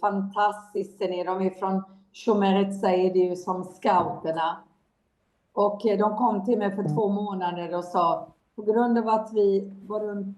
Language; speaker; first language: Swedish; non-native, fluent; Hebrew